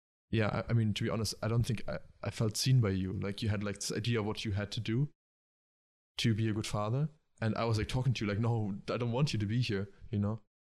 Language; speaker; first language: English; early bilingual, other home language; German